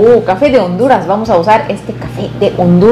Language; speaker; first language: Spanish; non-native, fluent; Korean